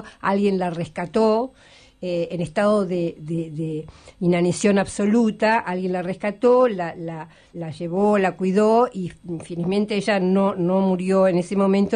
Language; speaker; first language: Spanish; native; Spanish